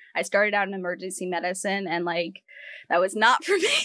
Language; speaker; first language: English; native; English